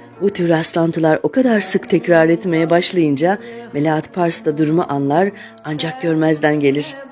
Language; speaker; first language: Turkish; native; Turkish